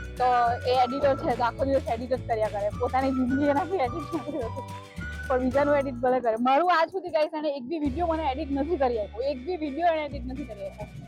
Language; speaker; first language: Gujarati; native; Gujarati